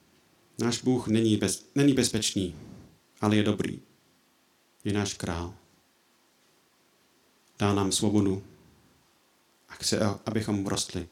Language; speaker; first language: Czech; non-native, fluent; English